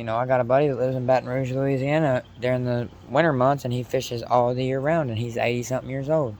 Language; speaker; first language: English; native; English